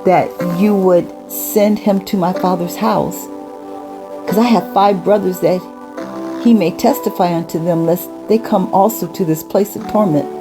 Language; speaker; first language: English; native; English